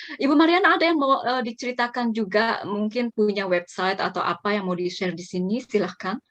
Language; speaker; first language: Indonesian; native; Indonesian